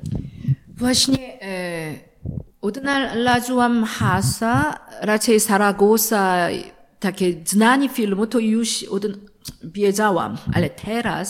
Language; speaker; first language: Polish; non-native, learner; Korean